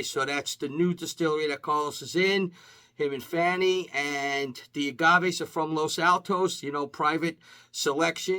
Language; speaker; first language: English; native; English